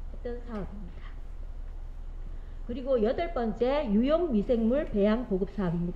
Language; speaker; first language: Korean; native; Korean